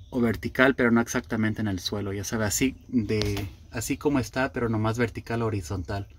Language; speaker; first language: Spanish; early bilingual, heritage; Spanish